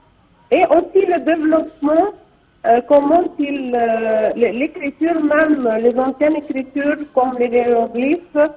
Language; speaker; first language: French; non-native, fluent; Arabic